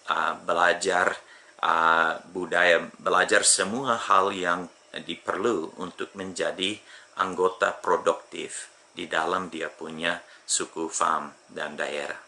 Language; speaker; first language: Indonesian; non-native, fluent; English